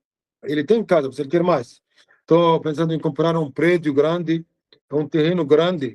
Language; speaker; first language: Portuguese; non-native, fluent; Arabic